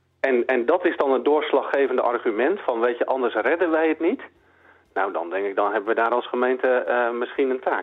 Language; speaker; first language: Dutch; native; Dutch